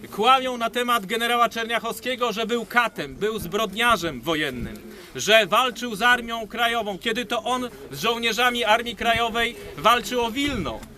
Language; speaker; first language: Polish; native; Polish